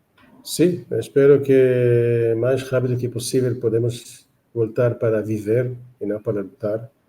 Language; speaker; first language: Portuguese; non-native, fluent; Hebrew